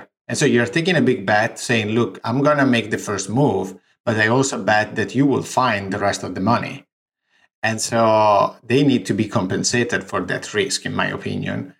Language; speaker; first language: English; non-native, fluent; Italian